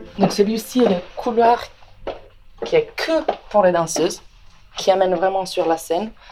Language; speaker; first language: French; non-native, fluent; Italian